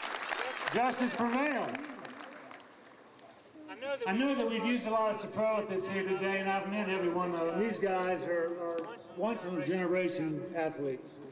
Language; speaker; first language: English; native; English